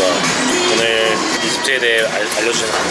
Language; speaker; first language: Korean; native; Korean